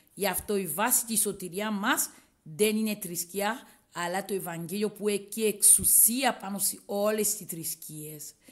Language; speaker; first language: Greek; non-native, learner; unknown